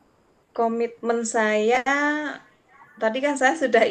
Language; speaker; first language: Indonesian; non-native, local second language; Javanese